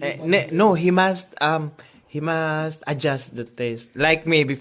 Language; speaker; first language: English; non-native, local second language; Filipino